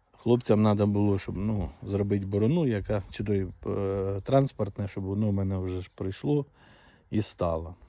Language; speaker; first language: Ukrainian; native; Ukrainian